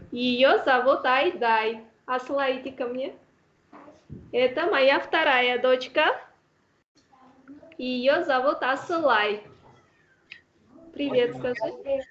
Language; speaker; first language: Russian; non-native, fluent; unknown